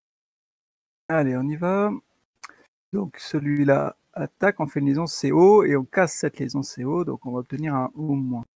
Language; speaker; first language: French; native; French